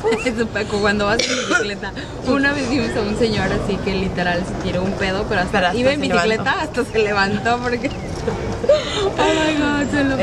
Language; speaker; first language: Spanish; native; Spanish